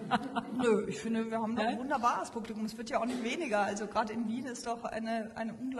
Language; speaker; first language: German; native; German